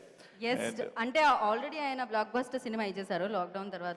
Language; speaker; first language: Telugu; native; Telugu